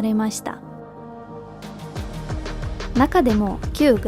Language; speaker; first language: Japanese; non-native, fluent; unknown